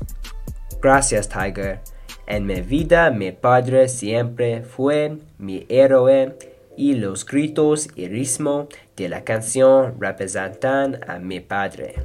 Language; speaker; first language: Spanish; non-native, learner; English